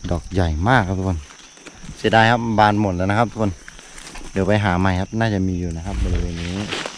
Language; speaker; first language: Thai; non-native, local second language; Karen languages